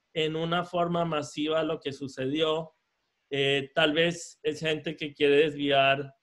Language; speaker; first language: Spanish; native; Spanish